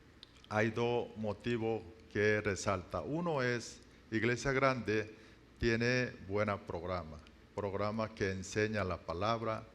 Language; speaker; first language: Spanish; non-native, learner; Korean